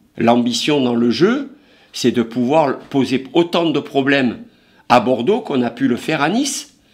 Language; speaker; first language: French; native; French